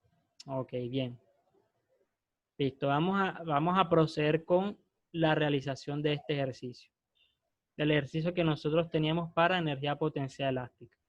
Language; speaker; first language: Spanish; native; Spanish